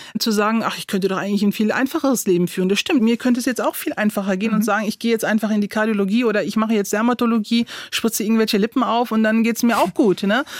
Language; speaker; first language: German; early bilingual, other home language; Turkish